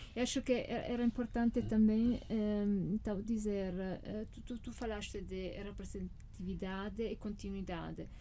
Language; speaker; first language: Portuguese; non-native, fluent; Italian